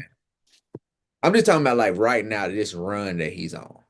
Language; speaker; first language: English; native; English